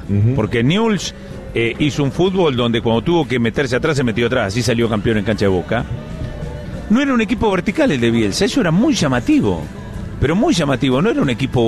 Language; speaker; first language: Spanish; native; Spanish